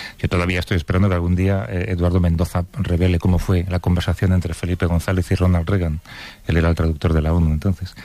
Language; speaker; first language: Spanish; native; Spanish